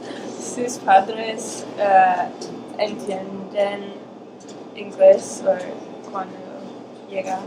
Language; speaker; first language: Spanish; non-native, learner; English